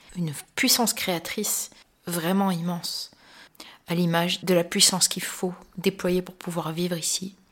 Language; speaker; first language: French; native; French